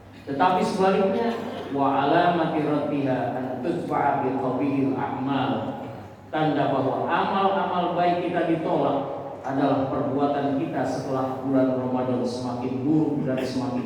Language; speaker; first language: Indonesian; native; Indonesian